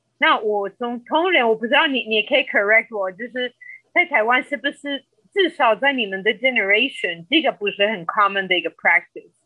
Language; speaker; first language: Chinese; non-native, fluent; Spanish